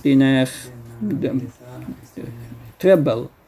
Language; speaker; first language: French; non-native, fluent; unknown